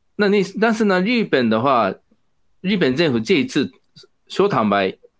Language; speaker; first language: Chinese; non-native, fluent; Japanese